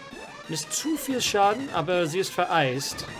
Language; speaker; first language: German; non-native, learner; English